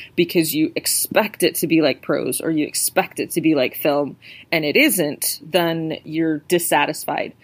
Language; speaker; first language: English; native; English